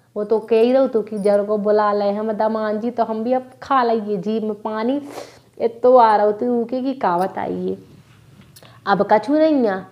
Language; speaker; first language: Hindi; native; Hindi